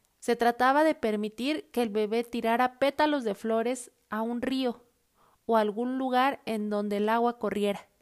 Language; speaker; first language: Spanish; native; Spanish